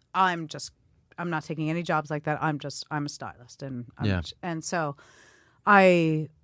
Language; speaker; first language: English; native; English